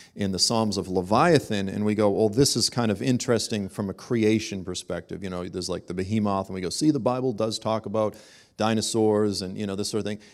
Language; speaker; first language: English; native; English